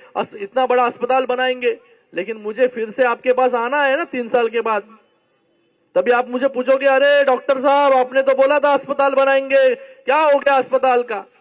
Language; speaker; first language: Hindi; non-native, local second language; Marathi